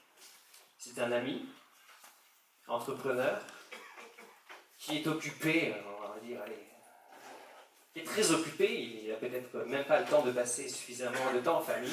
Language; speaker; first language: French; native; French